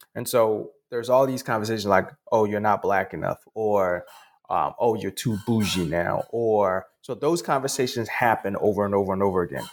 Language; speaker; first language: English; non-native, local second language; Akan